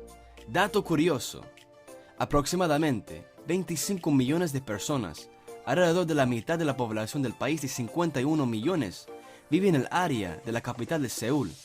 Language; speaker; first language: Spanish; non-native, fluent; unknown